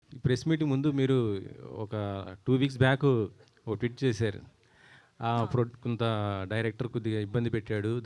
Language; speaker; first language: Telugu; native; Telugu